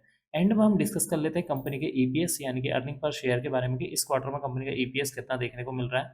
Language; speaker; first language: Hindi; native; Hindi